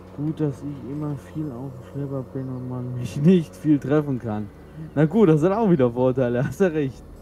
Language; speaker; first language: German; early bilingual, other home language; Turkish